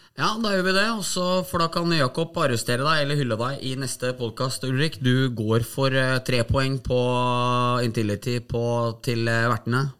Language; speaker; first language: Norwegian; native; Norwegian